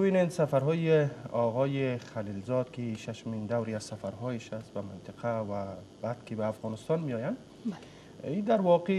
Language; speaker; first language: Persian; native; Persian